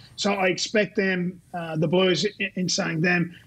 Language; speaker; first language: English; native; English